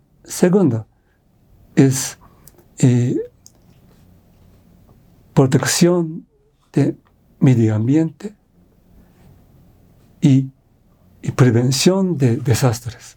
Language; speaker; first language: Spanish; non-native, fluent; Japanese